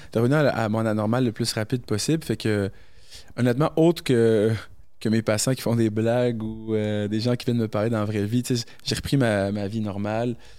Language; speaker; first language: French; early bilingual, other home language; Arabic